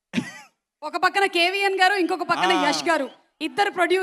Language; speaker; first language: Telugu; native; Telugu